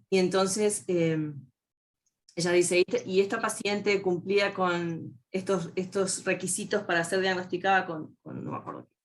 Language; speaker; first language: Spanish; native; Spanish